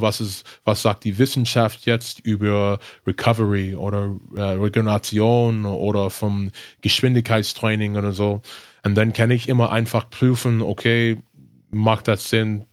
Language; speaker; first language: German; non-native, learner; English